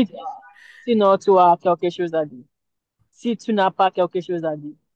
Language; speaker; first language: French; non-native, learner; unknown